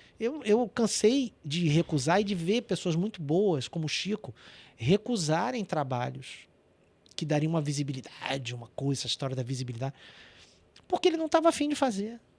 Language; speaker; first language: Portuguese; native; Portuguese